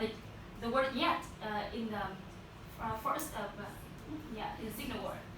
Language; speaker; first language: English; non-native, learner; Vietnamese